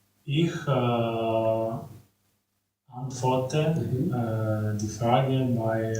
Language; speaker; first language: German; non-native, learner; Slovenian